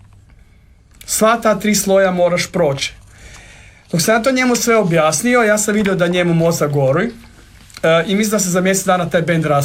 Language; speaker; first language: Croatian; native; Croatian